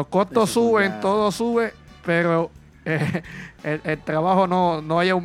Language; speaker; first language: Spanish; native; Spanish